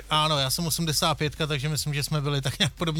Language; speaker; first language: Czech; native; Czech